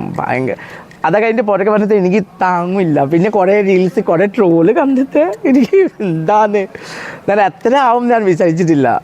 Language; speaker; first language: Malayalam; non-native, local second language; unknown